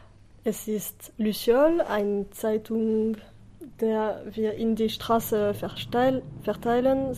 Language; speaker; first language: German; non-native, learner; French